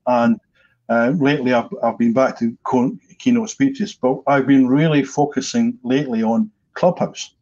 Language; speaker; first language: English; native; English